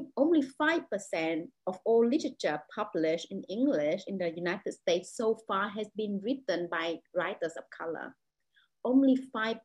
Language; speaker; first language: English; non-native, fluent; Vietnamese